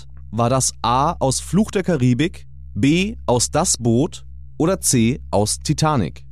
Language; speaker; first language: German; native; German